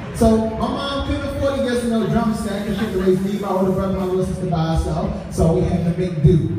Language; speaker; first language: English; native; English